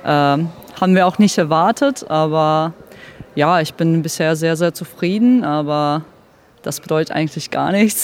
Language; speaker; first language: German; non-native, fluent; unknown